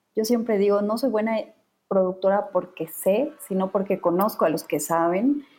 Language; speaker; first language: Spanish; native; Spanish